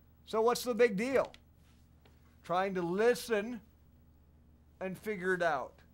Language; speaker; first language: English; native; English